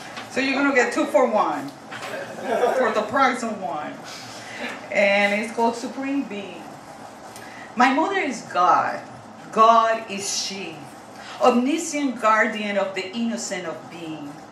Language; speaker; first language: English; non-native, fluent; Spanish